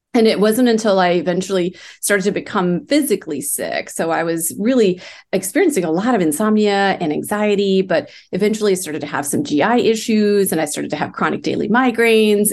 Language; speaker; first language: English; early bilingual, other home language; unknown